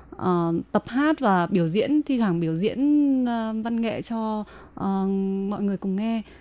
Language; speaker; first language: Vietnamese; native; Vietnamese